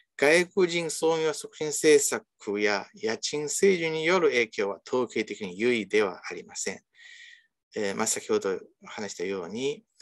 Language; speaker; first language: Japanese; non-native, fluent; Chinese